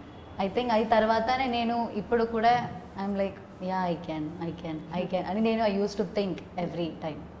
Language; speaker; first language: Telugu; non-native, learner; Malayalam